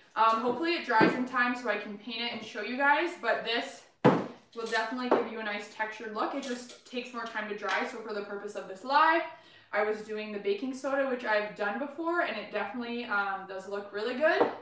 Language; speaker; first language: English; native; English